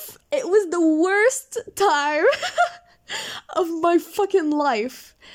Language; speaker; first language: English; non-native, fluent; Arabic